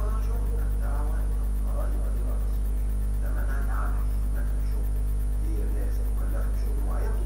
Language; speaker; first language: Arabic; native; Arabic